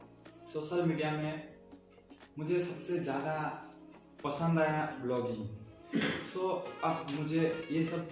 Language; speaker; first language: Hindi; non-native, local second language; Bangla